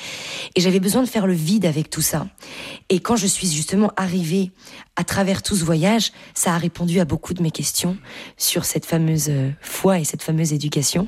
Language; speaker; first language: French; native; French